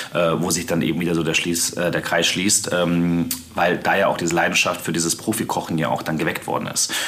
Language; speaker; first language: German; native; German